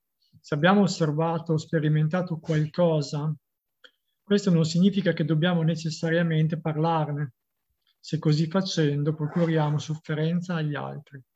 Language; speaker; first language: Italian; native; Italian